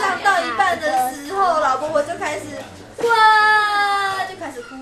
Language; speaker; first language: Chinese; native; Chinese